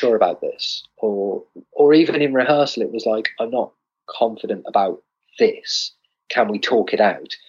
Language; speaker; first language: English; native; English